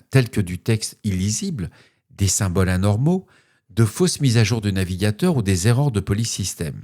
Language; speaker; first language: French; native; French